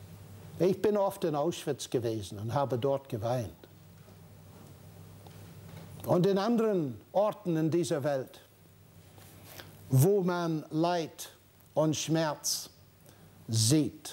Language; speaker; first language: German; non-native, fluent; English